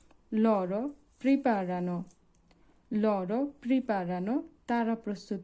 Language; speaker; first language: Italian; non-native, fluent; Bangla